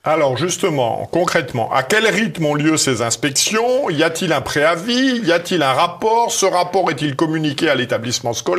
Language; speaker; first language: French; native; French